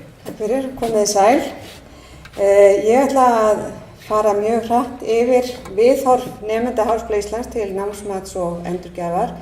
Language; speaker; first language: Icelandic; native; Icelandic